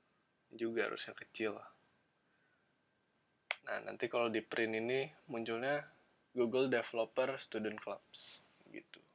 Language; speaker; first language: Indonesian; native; Indonesian